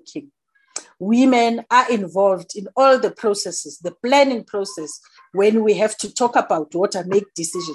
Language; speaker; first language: English; non-native, local second language; Zulu